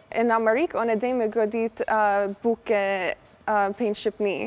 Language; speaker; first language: Albanian; early bilingual, heritage; Albanian